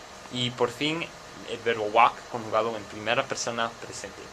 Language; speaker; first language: Spanish; non-native, fluent; English